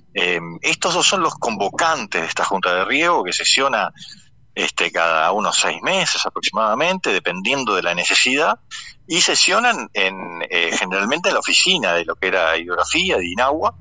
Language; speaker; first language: Spanish; native; Spanish